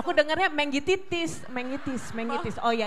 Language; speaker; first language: Indonesian; native; Indonesian